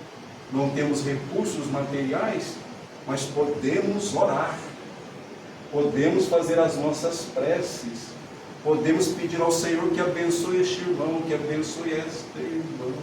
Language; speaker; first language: Portuguese; native; Portuguese